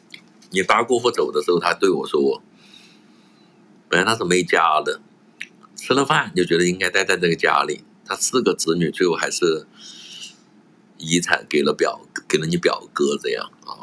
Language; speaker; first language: Chinese; native; Chinese